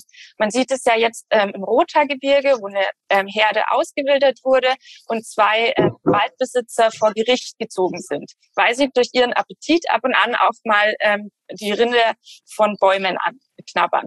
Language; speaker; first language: German; native; German